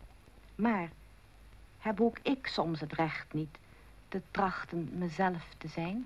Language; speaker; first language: Dutch; native; Dutch